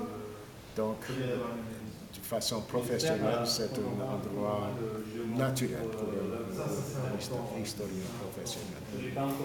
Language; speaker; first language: French; non-native, fluent; English